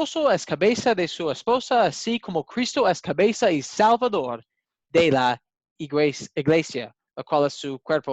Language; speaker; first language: Spanish; non-native, learner; English